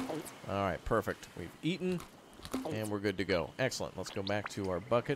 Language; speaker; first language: English; native; English